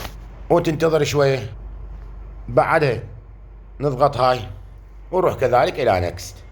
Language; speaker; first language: Arabic; native; Arabic